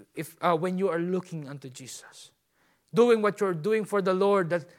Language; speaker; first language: English; non-native, local second language; Filipino